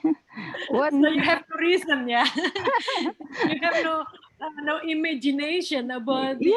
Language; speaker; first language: English; non-native, learner; Indonesian